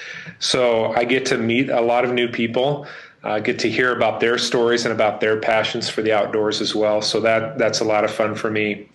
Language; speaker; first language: English; native; English